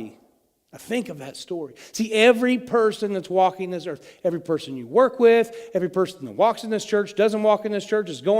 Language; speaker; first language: English; native; English